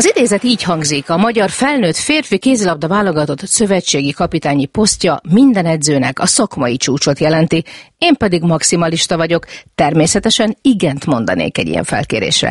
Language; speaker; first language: Hungarian; native; Hungarian